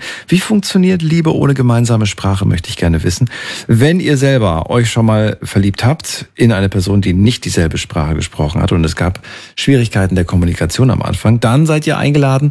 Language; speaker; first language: German; native; German